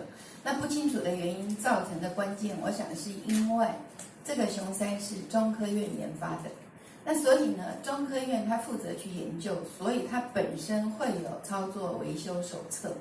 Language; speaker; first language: Chinese; native; Chinese